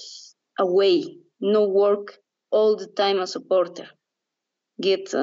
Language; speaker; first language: English; non-native, learner; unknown